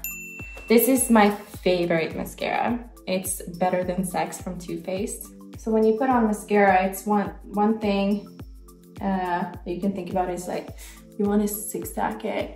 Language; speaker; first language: English; non-native, fluent; Swedish